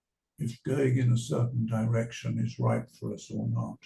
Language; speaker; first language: English; native; English